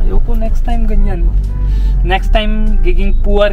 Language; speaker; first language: Filipino; non-native, learner; Punjabi